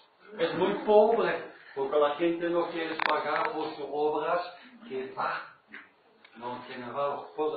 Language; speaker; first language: Spanish; non-native, learner; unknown